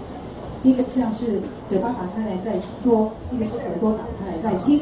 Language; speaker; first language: Chinese; native; Chinese